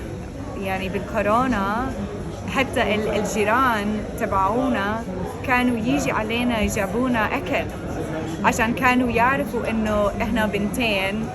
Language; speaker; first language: Arabic; non-native, fluent; English